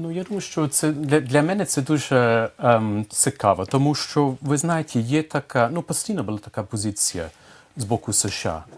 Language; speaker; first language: Ukrainian; non-native, fluent; English